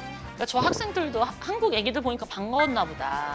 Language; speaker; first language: Korean; native; Korean